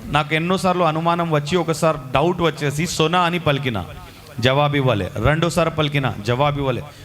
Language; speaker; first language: Telugu; non-native, local second language; Urdu